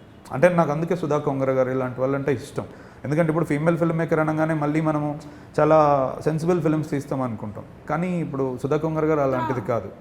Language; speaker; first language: Telugu; native; Telugu